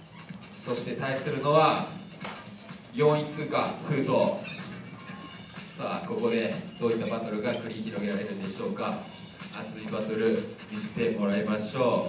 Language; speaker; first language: Japanese; native; Japanese